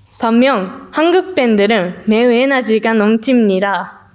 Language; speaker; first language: Korean; non-native, learner; Japanese